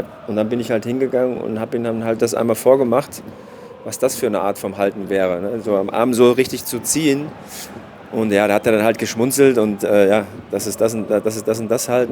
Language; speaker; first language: German; native; German